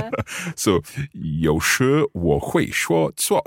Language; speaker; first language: Chinese; non-native, learner; English